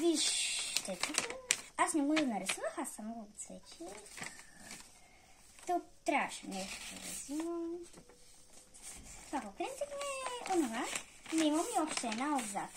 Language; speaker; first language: Bulgarian; early bilingual, heritage; Bulgarian